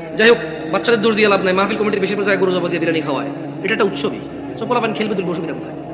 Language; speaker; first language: Bangla; early bilingual, heritage; Bangla